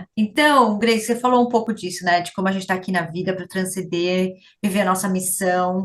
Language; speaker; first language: Portuguese; native; Portuguese